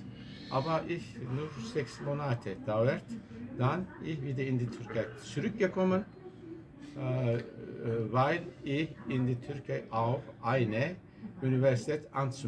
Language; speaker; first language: German; non-native, learner; Turkish